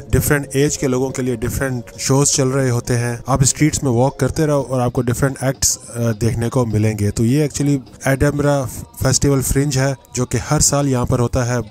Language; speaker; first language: Urdu; native; Urdu